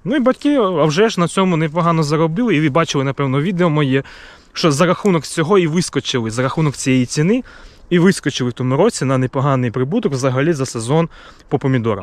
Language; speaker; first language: Ukrainian; native; Ukrainian